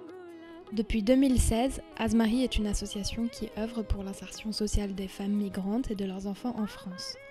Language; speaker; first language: French; native; French